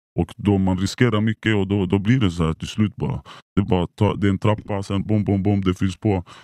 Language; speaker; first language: Swedish; native; Swedish